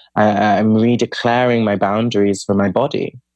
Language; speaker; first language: English; native; English